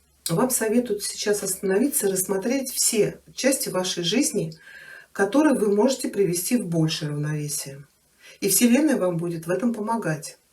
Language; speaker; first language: Russian; native; Russian